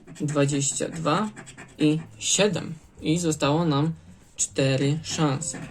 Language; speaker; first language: Polish; native; Polish